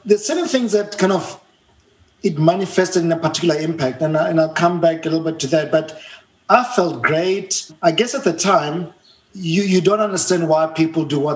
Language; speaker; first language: English; non-native, local second language; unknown